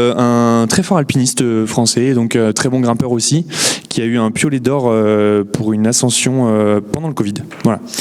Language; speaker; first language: French; native; French